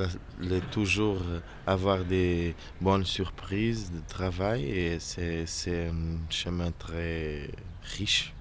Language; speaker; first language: French; non-native, learner; Portuguese